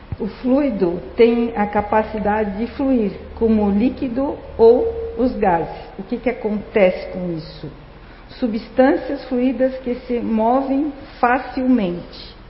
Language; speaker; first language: Portuguese; non-native, fluent; Spanish